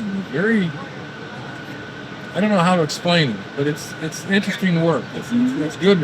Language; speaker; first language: English; native; English